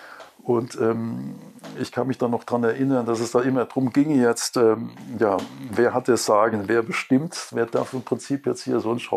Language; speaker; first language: German; native; German